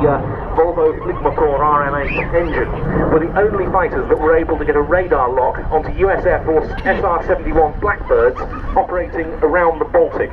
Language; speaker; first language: English; native; English